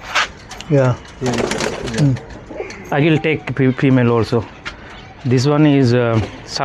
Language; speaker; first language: English; non-native, fluent; Sinhala